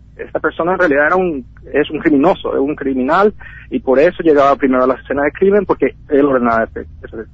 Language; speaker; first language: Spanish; early bilingual, heritage; Spanish